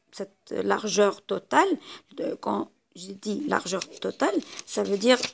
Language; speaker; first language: French; non-native, local second language; Arabic